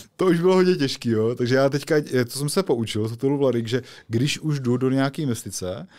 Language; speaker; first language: Czech; native; Czech